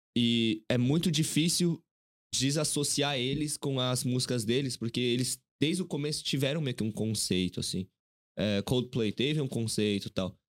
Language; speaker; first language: Portuguese; early bilingual, other home language; Korean